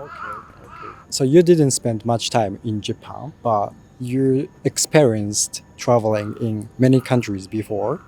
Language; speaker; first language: English; non-native, fluent; Japanese